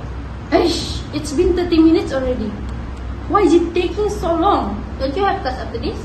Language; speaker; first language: English; non-native, local second language; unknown